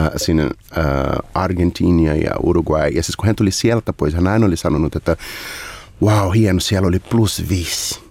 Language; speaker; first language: Finnish; non-native, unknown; Portuguese